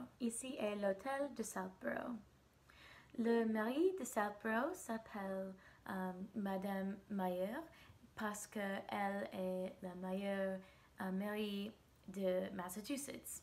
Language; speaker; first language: French; non-native, learner; English